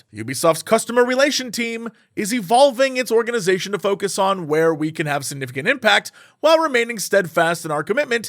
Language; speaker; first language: English; native; English